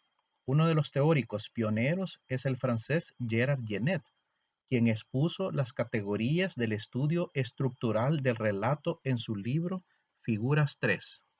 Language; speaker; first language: Spanish; native; Spanish